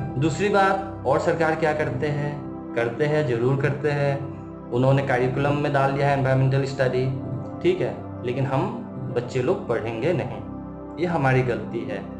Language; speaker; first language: Hindi; non-native, local second language; Assamese